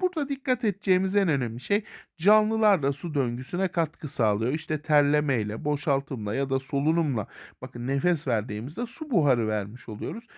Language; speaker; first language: Turkish; native; Turkish